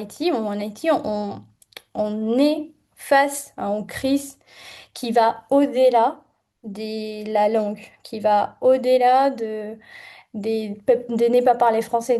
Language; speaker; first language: French; non-native, fluent; Spanish